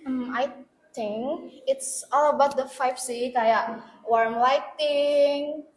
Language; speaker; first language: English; non-native, learner; Indonesian